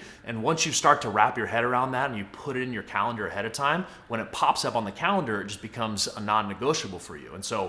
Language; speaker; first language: English; native; English